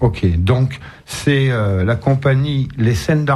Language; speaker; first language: French; native; French